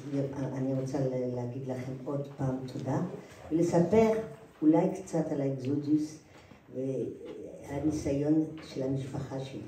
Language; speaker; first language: Hebrew; non-native, learner; French